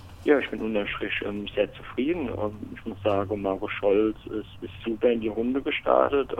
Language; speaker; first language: German; native; German